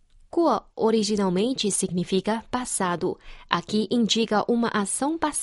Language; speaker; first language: Portuguese; non-native, fluent; Chinese